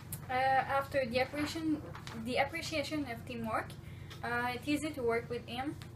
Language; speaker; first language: English; non-native, learner; French